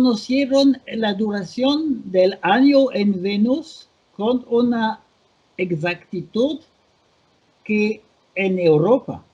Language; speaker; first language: Spanish; non-native, fluent; French